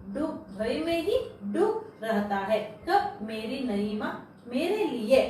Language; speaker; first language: Hindi; non-native, local second language; Kannada